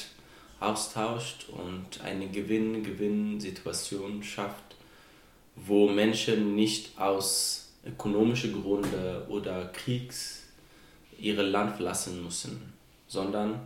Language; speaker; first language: German; non-native, fluent; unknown